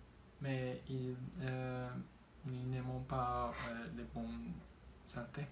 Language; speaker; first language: French; non-native, learner; Spanish